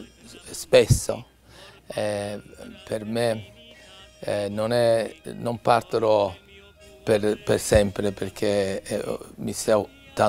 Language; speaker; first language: Italian; non-native, learner; English